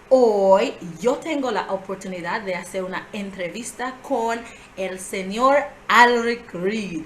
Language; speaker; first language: Spanish; non-native, fluent; English